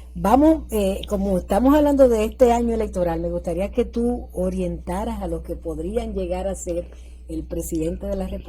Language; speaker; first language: Spanish; native; Spanish